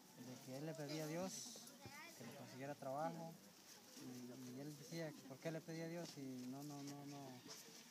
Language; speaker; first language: Spanish; native; Spanish